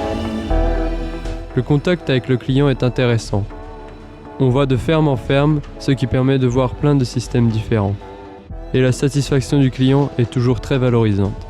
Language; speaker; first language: French; native; French